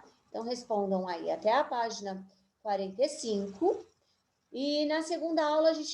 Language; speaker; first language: Portuguese; native; Portuguese